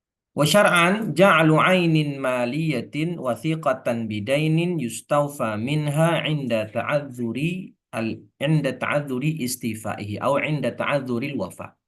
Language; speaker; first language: Arabic; non-native, fluent; Indonesian